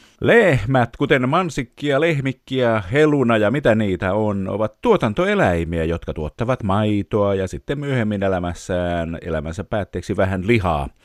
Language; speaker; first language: Finnish; native; Finnish